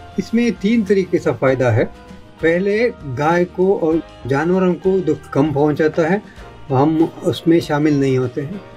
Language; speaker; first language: Hindi; non-native, local second language; Kannada